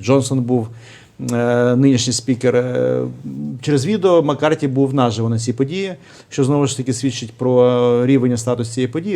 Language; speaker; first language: Ukrainian; native; Ukrainian